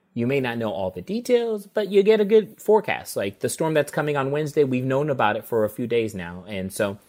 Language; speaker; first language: English; native; English